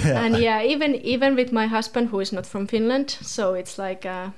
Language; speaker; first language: English; non-native, fluent; Finnish